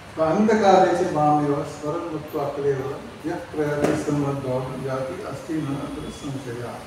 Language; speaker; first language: Hindi; non-native, local second language; Marathi